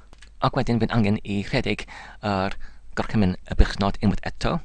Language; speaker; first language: Welsh; non-native, learner; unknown